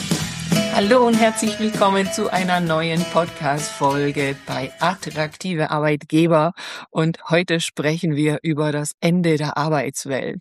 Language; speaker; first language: German; native; German